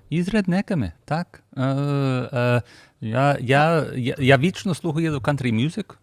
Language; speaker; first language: Ukrainian; early bilingual, heritage; Ukrainian